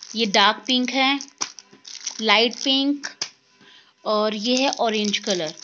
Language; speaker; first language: Hindi; native; Hindi